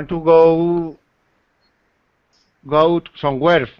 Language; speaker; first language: English; non-native, learner; Spanish